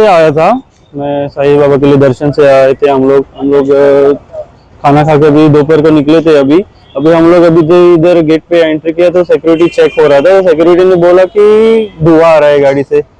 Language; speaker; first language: Hindi; non-native, local second language; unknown